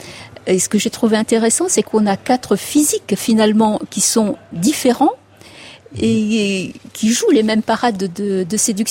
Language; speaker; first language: French; native; French